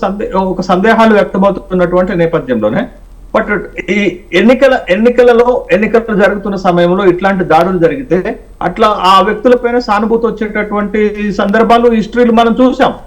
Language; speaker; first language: Telugu; native; Telugu